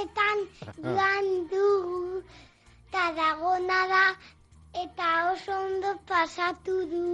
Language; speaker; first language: Basque; non-native, local second language; Spanish